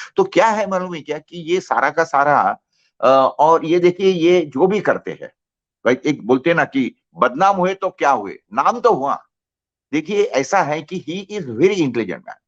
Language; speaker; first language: Hindi; non-native, local second language; Marathi